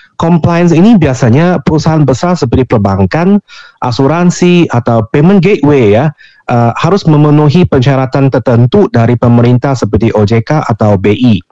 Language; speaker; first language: Indonesian; non-native, fluent; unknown